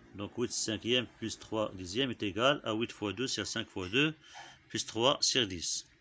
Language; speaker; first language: French; non-native, local second language; Arabic